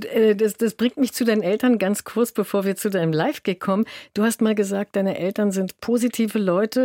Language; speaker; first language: German; native; German